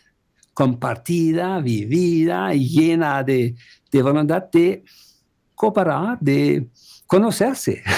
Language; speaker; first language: Spanish; non-native, fluent; German